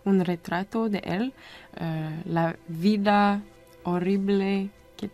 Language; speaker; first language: Spanish; non-native, learner; French